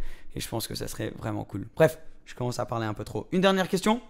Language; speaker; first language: French; native; French